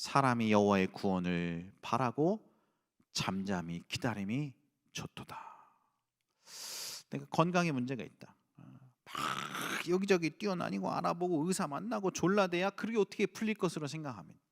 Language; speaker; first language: Korean; native; Korean